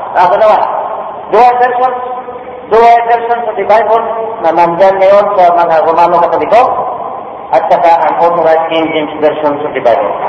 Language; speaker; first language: Filipino; non-native, local second language; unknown